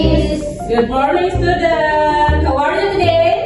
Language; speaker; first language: English; non-native, fluent; Indonesian